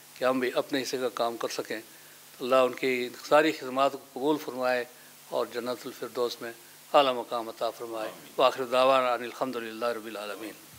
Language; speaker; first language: Urdu; non-native, local second language; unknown